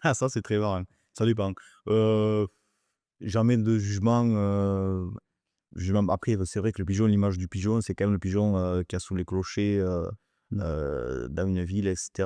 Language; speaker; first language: French; native; French